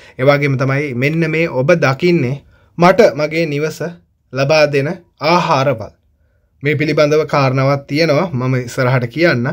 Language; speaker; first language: Sinhala; non-native, local second language; Tamil